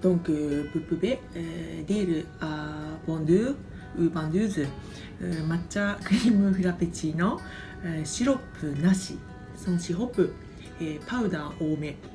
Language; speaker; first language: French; non-native, fluent; Japanese